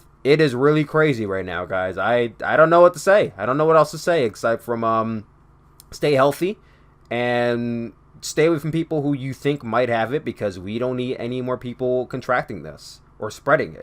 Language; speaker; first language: English; native; English